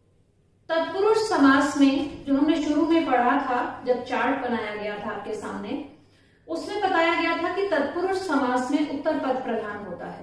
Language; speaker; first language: Hindi; native; Hindi